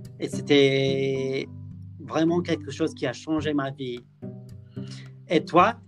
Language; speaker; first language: French; non-native, learner; English